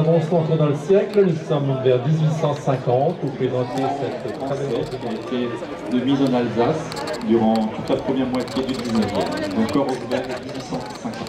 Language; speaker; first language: French; native; French